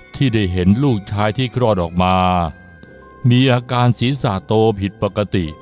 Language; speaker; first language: Thai; native; Thai